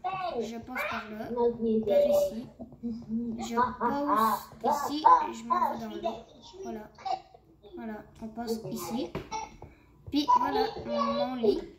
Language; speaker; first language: French; native; French